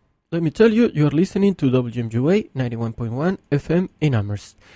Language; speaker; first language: English; non-native, fluent; Spanish